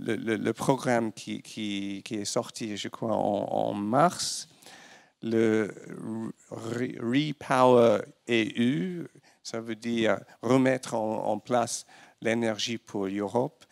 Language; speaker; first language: French; non-native, fluent; English